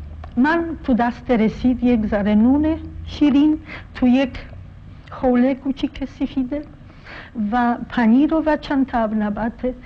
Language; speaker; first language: Persian; non-native, fluent; Polish